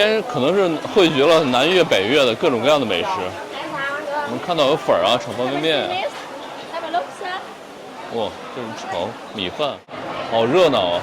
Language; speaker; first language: Chinese; native; Chinese